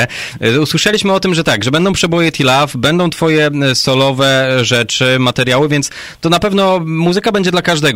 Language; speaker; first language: Polish; native; Polish